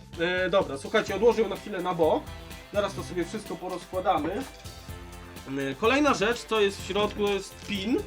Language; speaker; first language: Polish; native; Polish